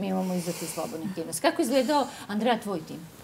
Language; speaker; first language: Serbian; native; Serbian